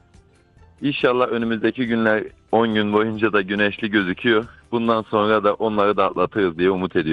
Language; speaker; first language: Turkish; native; Turkish